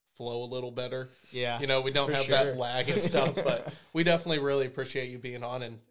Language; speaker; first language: English; native; English